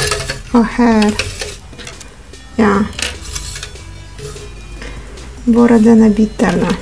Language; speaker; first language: Swedish; non-native, learner; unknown